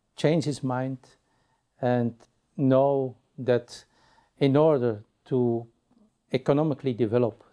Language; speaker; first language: English; non-native, fluent; Dutch